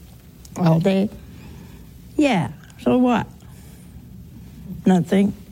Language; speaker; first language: English; native; English